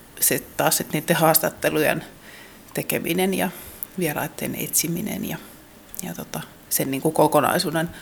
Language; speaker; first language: Finnish; native; Finnish